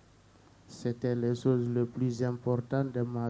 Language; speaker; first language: French; non-native, learner; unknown